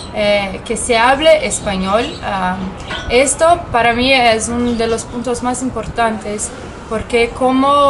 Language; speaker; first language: Spanish; non-native, fluent; Portuguese